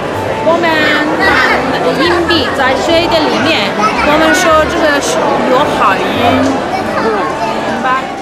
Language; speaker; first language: Chinese; non-native, learner; Persian